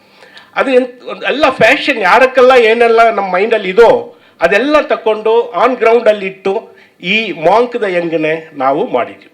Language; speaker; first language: Kannada; non-native, learner; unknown